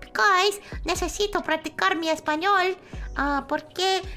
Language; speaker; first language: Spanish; non-native, learner; English